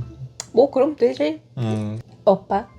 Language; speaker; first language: Korean; non-native, fluent; Russian